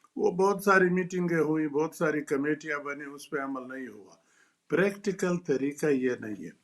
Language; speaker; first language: Urdu; non-native, local second language; Pashto